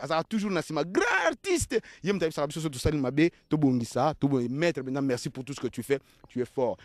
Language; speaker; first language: French; non-native, local second language; Lingala